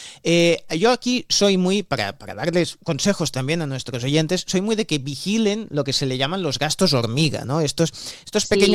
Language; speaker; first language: Spanish; native; Spanish